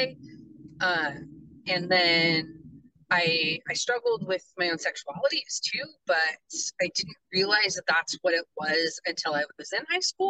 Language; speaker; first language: English; native; English